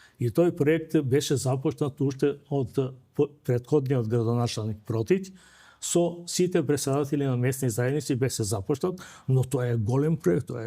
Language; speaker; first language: Macedonian; native; Macedonian